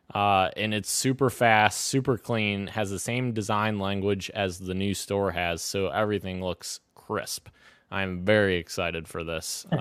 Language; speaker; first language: English; native; English